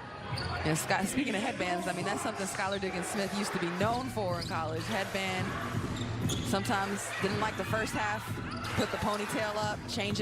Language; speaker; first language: English; native; English